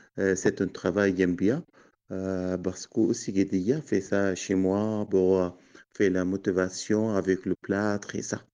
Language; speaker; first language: French; non-native, learner; Arabic